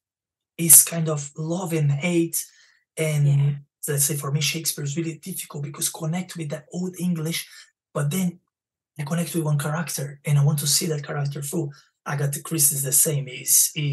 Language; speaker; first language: English; non-native, learner; Portuguese